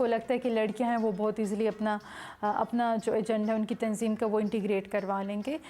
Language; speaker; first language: Urdu; non-native, local second language; Pashto